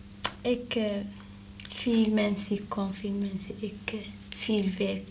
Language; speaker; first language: Dutch; non-native, learner; Arabic